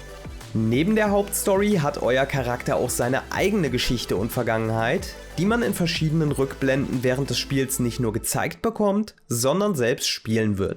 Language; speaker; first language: German; native; German